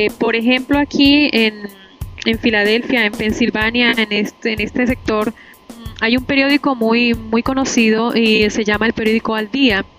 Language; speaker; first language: Spanish; native; Spanish